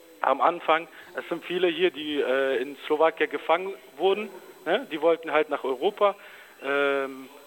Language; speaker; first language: German; early bilingual, other home language; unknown